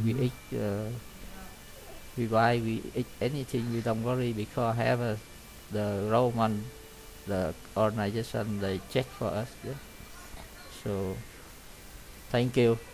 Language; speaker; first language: English; non-native, learner; Vietnamese